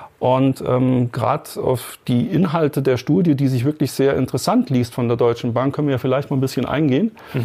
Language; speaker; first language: German; native; German